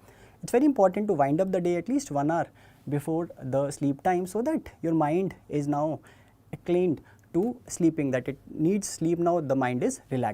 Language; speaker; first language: English; non-native, local second language; Hindi